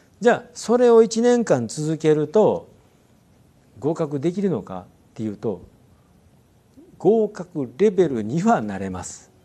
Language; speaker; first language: Japanese; native; Japanese